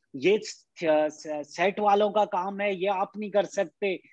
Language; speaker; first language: Hindi; native; Hindi